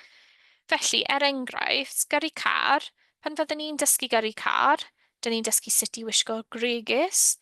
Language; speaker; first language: Welsh; native; Welsh